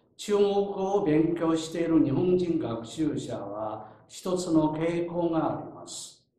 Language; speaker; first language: Japanese; non-native, fluent; Chinese